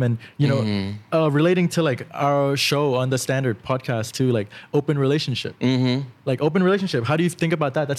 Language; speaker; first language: English; early bilingual, other home language; Thai